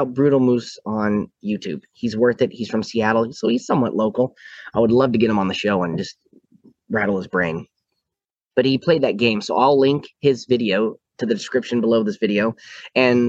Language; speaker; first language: English; native; English